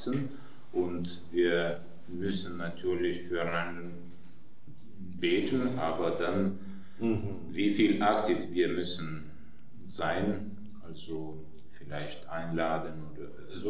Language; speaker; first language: German; non-native, fluent; Lithuanian